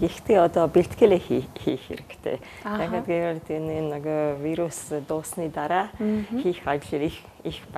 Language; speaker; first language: Mongolian; non-native, fluent; Hungarian